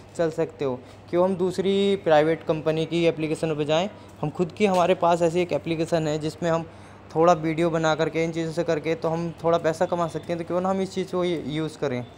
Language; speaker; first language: Hindi; native; Hindi